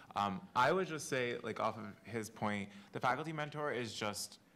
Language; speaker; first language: English; native; English